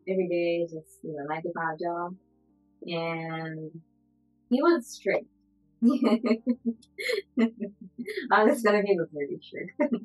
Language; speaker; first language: English; non-native, fluent; Japanese